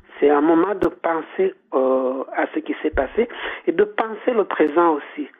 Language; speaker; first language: French; non-native, local second language; Kinyarwanda